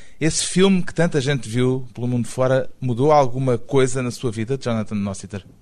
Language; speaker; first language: Portuguese; native; Portuguese